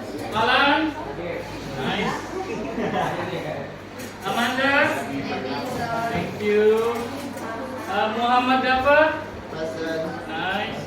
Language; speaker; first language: English; non-native, fluent; Indonesian